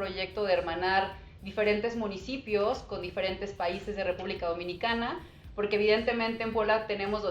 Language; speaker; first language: Spanish; native; Spanish